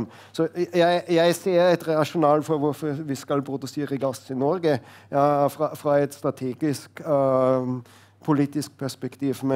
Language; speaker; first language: Norwegian; non-native, fluent; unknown